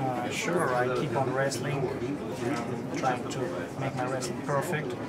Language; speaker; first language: English; non-native, fluent; Russian